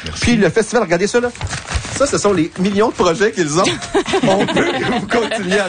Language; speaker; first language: French; native; French